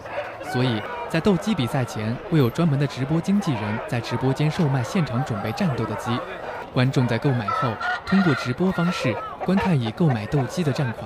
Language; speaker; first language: Chinese; native; Chinese